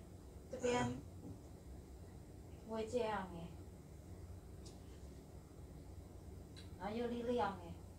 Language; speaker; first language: Chinese; non-native, learner; Indonesian